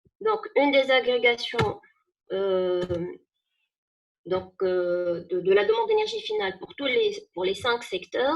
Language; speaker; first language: French; non-native, local second language; Arabic